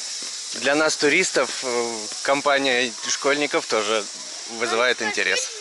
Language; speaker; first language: Russian; native; Russian